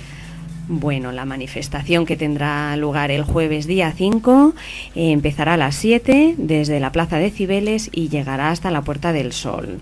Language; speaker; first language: Spanish; native; Spanish